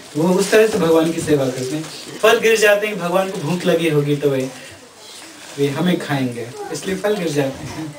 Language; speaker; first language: Hindi; native; Hindi